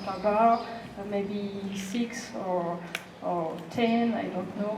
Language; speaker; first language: English; non-native, learner; French